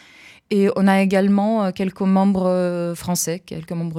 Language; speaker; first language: French; non-native, fluent; Ukrainian